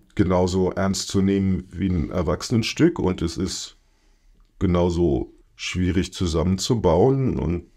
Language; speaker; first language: German; native; German